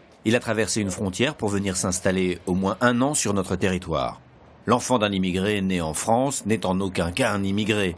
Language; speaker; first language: French; native; French